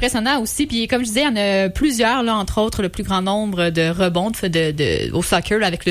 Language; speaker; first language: French; native; French